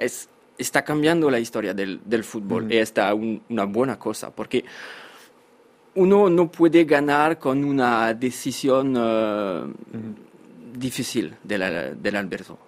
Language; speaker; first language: Spanish; non-native, fluent; French